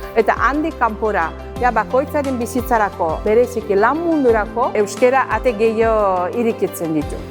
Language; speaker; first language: Basque; non-native, fluent; Azerbaijani